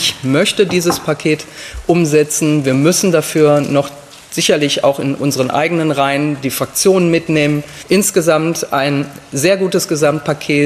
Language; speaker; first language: German; native; German